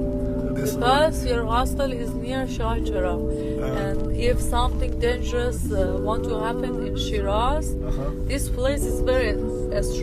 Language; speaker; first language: English; non-native, learner; Persian